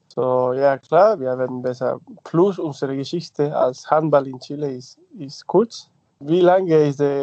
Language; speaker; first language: German; non-native, fluent; Spanish